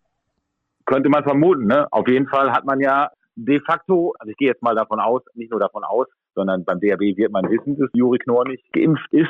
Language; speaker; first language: German; native; German